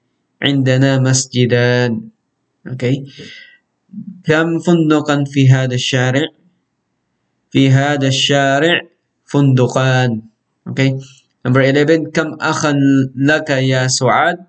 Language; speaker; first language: Arabic; non-native, fluent; Filipino